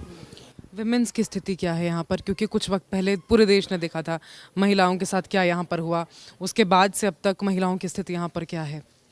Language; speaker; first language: Hindi; native; Hindi